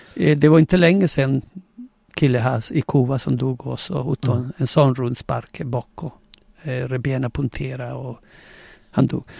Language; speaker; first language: Swedish; non-native, fluent; Spanish